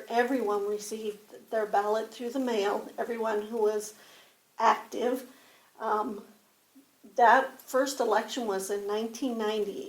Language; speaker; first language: English; native; English